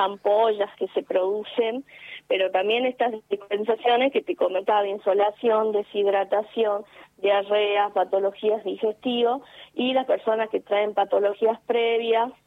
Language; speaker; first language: Spanish; native; Spanish